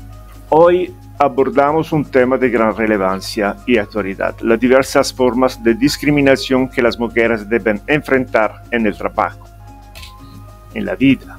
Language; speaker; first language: Spanish; non-native, fluent; Italian